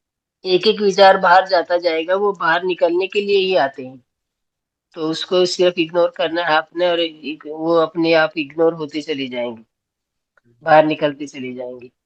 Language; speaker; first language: Hindi; native; Hindi